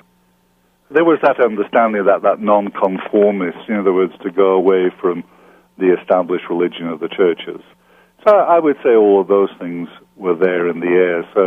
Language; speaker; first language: English; native; English